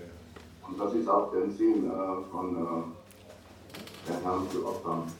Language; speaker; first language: German; non-native, fluent; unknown